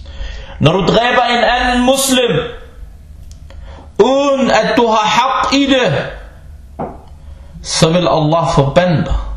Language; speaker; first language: Danish; early bilingual, other home language; Arabic